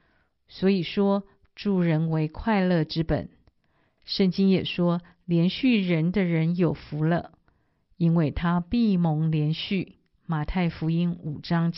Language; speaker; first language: Chinese; native; Chinese